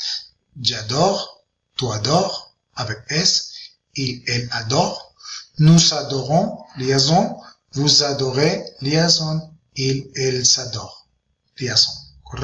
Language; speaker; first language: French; non-native, fluent; Spanish